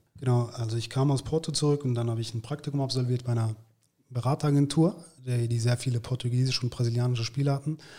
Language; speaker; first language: German; early bilingual, other home language; Turkish